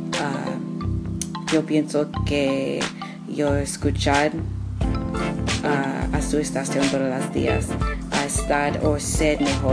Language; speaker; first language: Spanish; non-native, learner; English